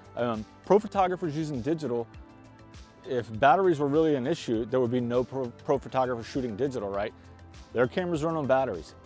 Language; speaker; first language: English; native; English